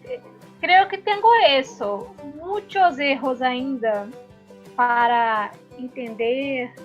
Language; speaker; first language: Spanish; non-native, learner; Portuguese